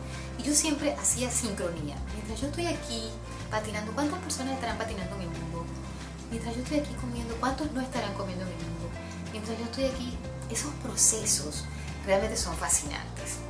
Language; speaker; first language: Spanish; native; Spanish